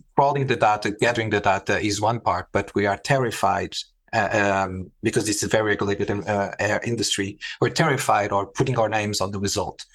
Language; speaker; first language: English; non-native, fluent; Portuguese